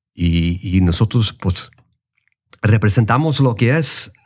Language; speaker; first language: Spanish; early bilingual, heritage; Spanish